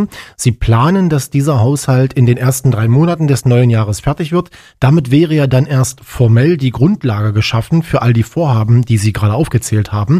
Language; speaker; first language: German; native; German